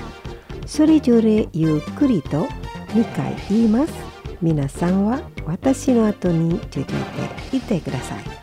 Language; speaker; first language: Japanese; non-native, fluent; Indonesian